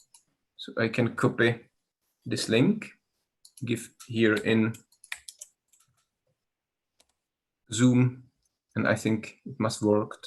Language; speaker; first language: English; non-native, learner; Czech